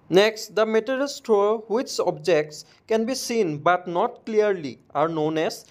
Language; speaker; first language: English; non-native, local second language; Assamese